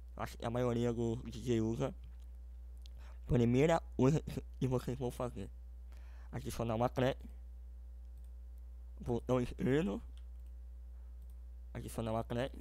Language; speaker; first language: Portuguese; native; Portuguese